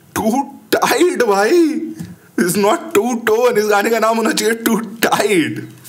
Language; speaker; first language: Hindi; native; Hindi